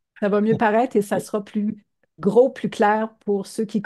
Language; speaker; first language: French; native; French